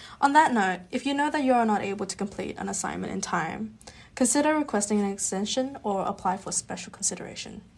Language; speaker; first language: English; native; English